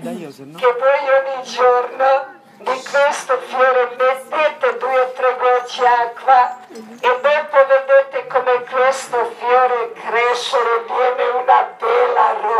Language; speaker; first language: Italian; non-native, learner; Croatian